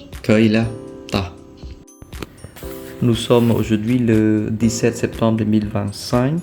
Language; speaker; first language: French; non-native, learner; Khmer